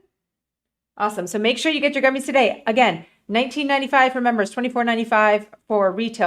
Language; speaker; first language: English; native; English